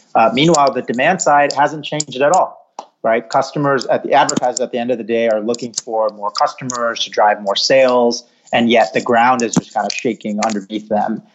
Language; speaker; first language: English; native; English